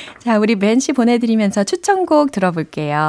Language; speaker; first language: Korean; native; Korean